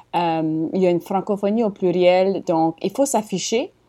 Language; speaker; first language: French; native; French